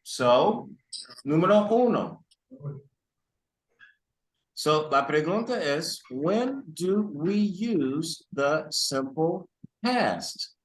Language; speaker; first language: Spanish; early bilingual, heritage; Spanish